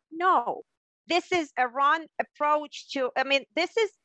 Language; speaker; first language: English; non-native, fluent; Russian